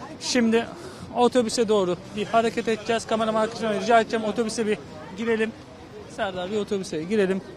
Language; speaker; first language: Turkish; native; Turkish